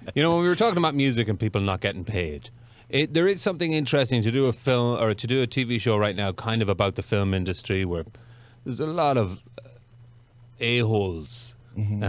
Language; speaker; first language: English; native; English